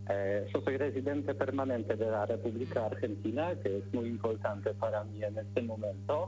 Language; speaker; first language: Spanish; non-native, learner; Polish